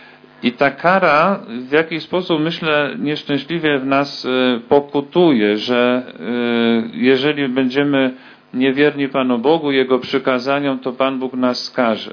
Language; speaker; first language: Polish; native; Polish